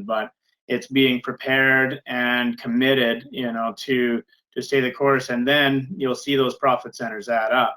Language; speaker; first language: English; native; English